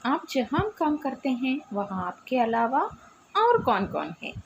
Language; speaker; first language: Hindi; non-native, local second language; Malayalam